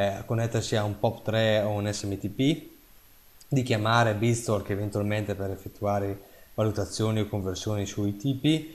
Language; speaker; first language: Italian; native; Italian